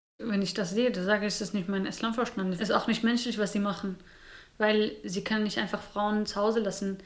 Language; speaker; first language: German; non-native, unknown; Persian